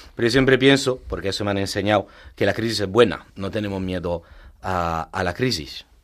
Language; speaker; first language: Spanish; non-native, fluent; Italian